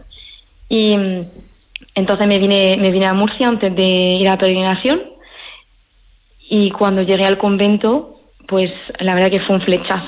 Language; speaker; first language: Spanish; early bilingual, heritage; French